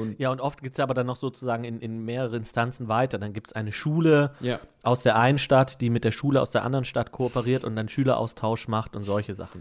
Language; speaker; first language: German; native; German